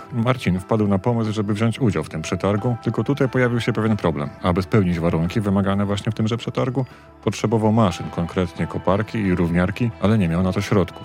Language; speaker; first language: Polish; native; Polish